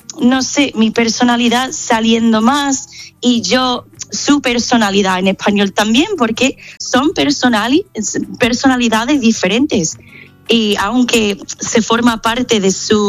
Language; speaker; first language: Spanish; non-native, fluent; English